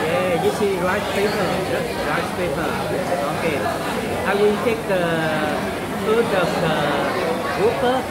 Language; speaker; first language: English; non-native, fluent; Vietnamese